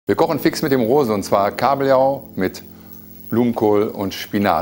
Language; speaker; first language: German; native; German